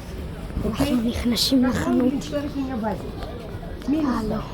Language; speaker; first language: Hebrew; early bilingual, other home language; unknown